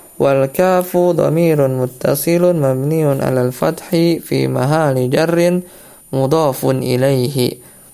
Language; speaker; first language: Arabic; non-native, fluent; Indonesian